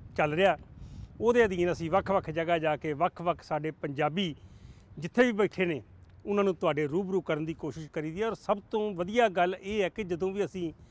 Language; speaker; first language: Punjabi; native; Punjabi